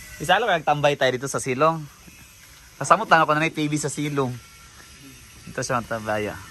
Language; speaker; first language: Filipino; non-native, local second language; Cebuano